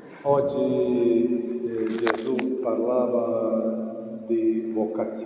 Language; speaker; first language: Italian; non-native, fluent; Croatian